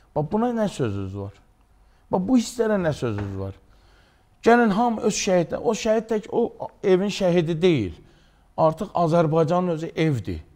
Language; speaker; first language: Azerbaijani; native; Azerbaijani